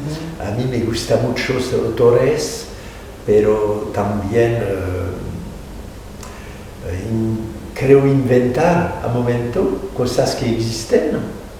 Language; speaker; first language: Spanish; non-native, fluent; French